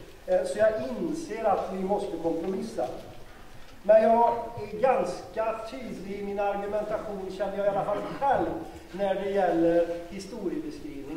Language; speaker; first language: Swedish; native; Swedish